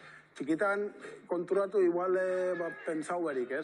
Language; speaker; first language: Basque; native; Basque